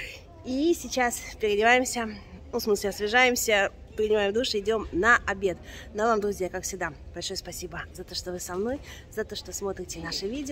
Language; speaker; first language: Russian; native; Russian